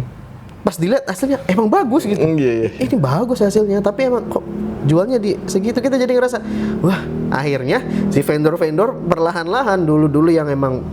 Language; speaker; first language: Indonesian; native; Indonesian